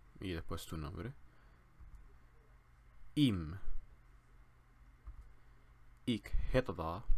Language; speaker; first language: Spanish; non-native, learner; English